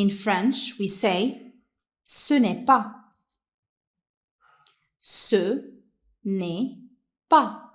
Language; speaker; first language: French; non-native, local second language; Arabic